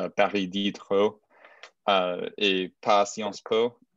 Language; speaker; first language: French; non-native, learner; English